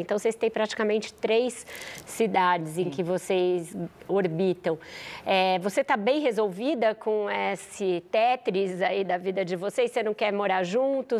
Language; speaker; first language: Portuguese; native; Portuguese